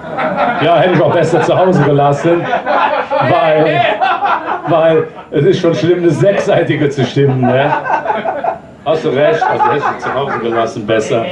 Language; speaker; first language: German; native; German